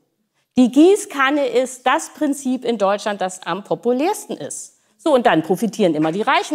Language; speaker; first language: German; native; German